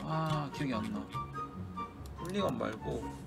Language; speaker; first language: Korean; native; Korean